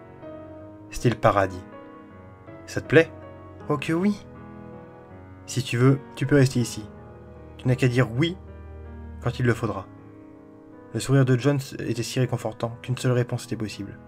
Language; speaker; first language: French; native; French